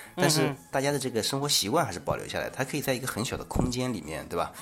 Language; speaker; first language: Chinese; native; Chinese